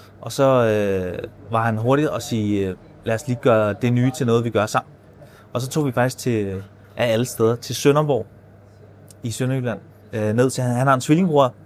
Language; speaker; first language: Danish; native; Danish